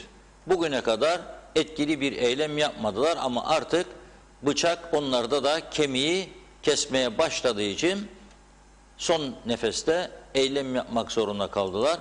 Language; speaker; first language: Turkish; native; Turkish